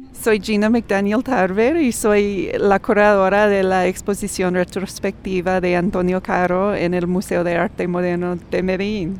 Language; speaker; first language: Spanish; non-native, fluent; English